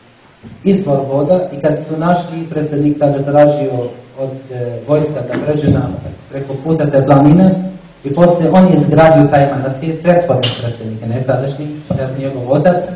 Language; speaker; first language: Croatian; non-native, learner; Arabic